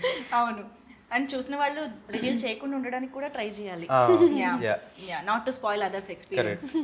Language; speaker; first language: Telugu; native; Telugu